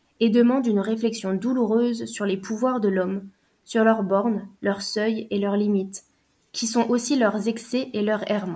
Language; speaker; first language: French; native; French